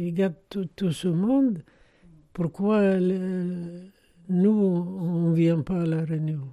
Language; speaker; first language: French; non-native, fluent; Arabic